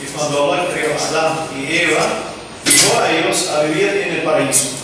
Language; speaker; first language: Spanish; non-native, fluent; Arabic